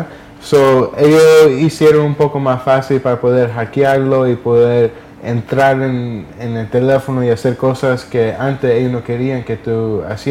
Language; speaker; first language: Spanish; early bilingual, heritage; English